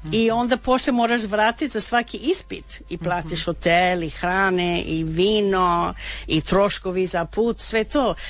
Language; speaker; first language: Serbian; non-native, learner; French